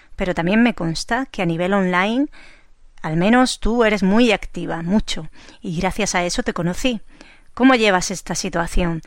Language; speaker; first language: Spanish; native; Spanish